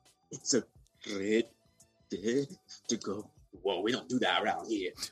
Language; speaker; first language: English; native; English